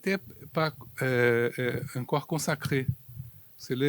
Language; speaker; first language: French; non-native, fluent; Portuguese